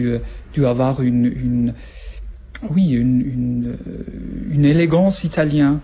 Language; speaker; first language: French; non-native, learner; German